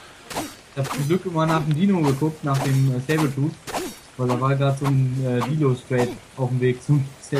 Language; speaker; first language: German; native; German